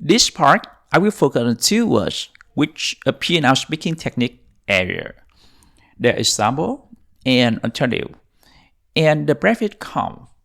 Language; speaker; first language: English; non-native, fluent; Vietnamese